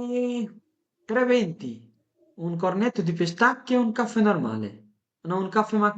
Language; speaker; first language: Italian; non-native, fluent; Bangla